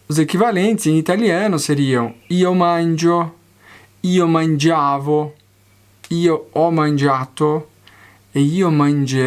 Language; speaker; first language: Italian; non-native, fluent; Portuguese